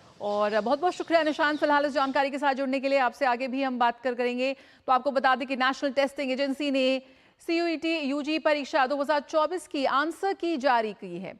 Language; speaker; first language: Hindi; native; Hindi